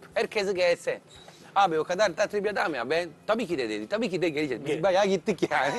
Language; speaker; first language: Turkish; non-native, learner; Italian